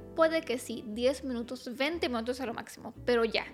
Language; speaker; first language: Spanish; non-native, fluent; Romanian